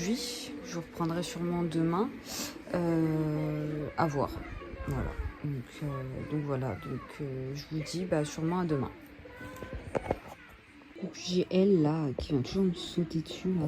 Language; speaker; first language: French; native; French